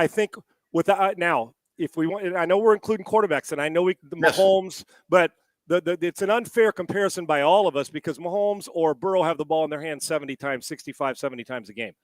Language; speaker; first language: English; native; English